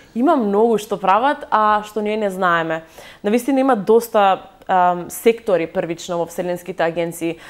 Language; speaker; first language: Macedonian; native; Macedonian